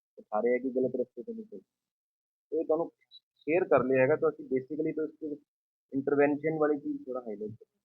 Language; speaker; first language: Hindi; non-native, local second language; Punjabi